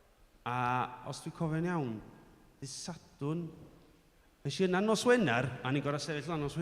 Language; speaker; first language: Welsh; native; Welsh